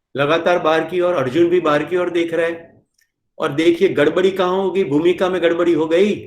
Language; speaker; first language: Hindi; non-native, local second language; Gujarati